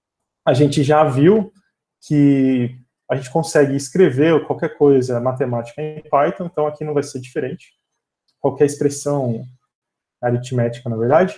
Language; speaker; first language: Portuguese; native; Portuguese